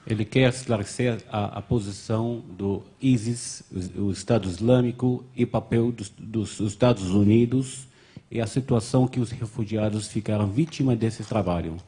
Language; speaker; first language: Portuguese; non-native, fluent; Arabic